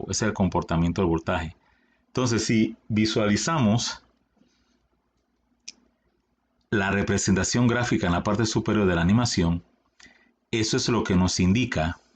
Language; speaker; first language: Spanish; native; Spanish